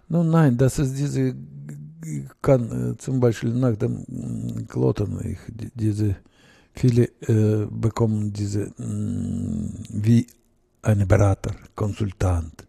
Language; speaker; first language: German; non-native, learner; Russian